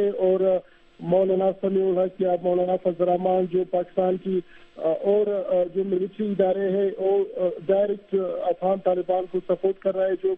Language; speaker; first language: Hindi; non-native, fluent; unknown